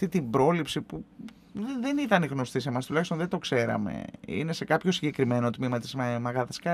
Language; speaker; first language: Greek; native; Greek